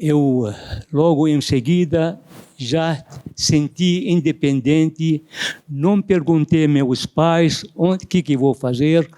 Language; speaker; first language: Portuguese; non-native, fluent; Arabic